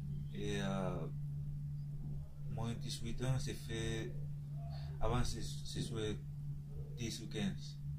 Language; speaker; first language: French; non-native, learner; Tongan